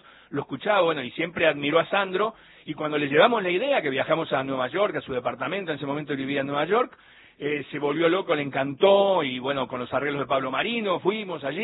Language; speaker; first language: Spanish; native; Spanish